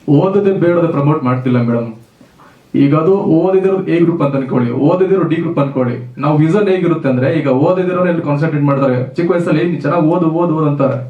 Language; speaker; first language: Kannada; native; Kannada